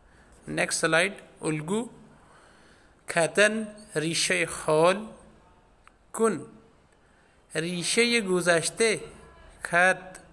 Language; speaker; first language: Persian; non-native, fluent; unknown